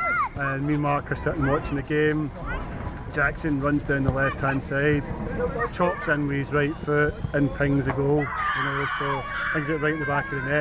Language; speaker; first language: English; native; English